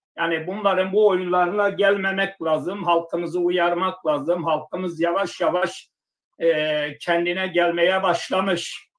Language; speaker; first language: Turkish; non-native, local second language; Zaza